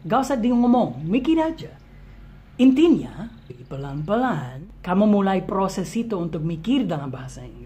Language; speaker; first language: Indonesian; non-native, fluent; English